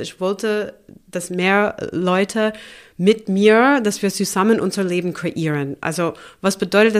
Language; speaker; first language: German; non-native, fluent; English